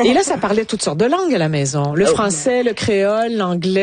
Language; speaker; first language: French; native; French